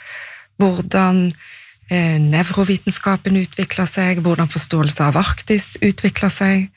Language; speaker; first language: Norwegian; native; Norwegian